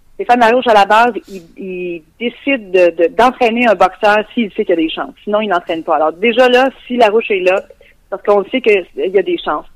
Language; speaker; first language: French; native; French